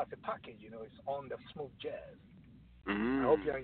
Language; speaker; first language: English; non-native, local second language; Yoruba